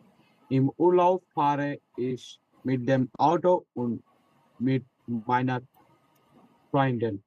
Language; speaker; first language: German; non-native, learner; Bangla